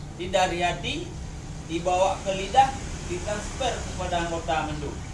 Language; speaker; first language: Malay; non-native, local second language; Achinese